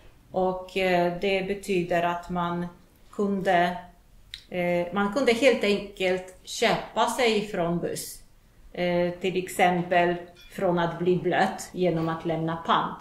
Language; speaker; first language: Swedish; non-native, fluent; Polish